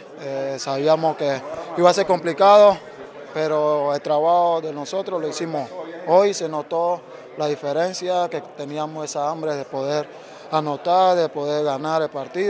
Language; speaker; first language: Spanish; native; Spanish